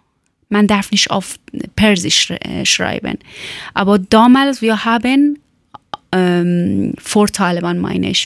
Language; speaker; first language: German; non-native, learner; Persian